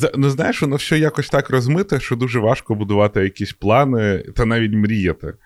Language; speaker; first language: Ukrainian; non-native, local second language; Russian